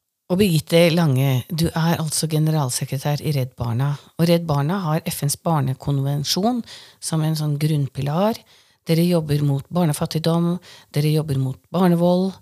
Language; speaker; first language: Norwegian; native; Norwegian